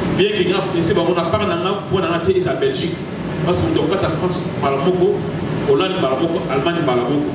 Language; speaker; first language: French; non-native, local second language; Lingala